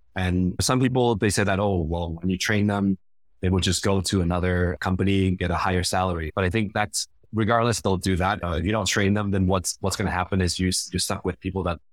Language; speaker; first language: English; non-native, fluent; Khmer